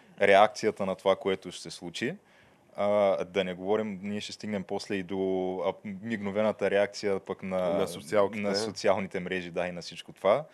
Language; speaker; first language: Bulgarian; native; Bulgarian